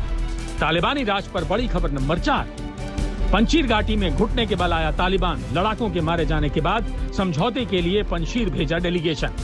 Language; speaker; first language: Hindi; native; Hindi